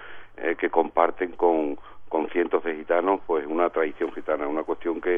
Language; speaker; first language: Spanish; native; Spanish